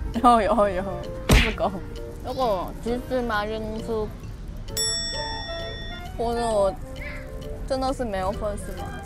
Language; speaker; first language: Chinese; non-native, fluent; Korean